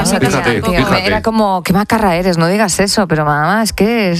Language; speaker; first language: Spanish; native; Spanish